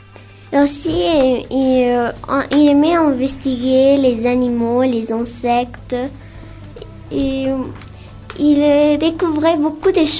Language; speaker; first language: French; non-native, learner; Spanish